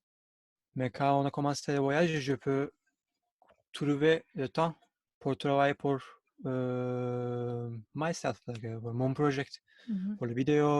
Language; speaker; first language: French; non-native, learner; Turkish